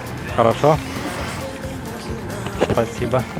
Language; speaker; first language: Russian; non-native, learner; Lithuanian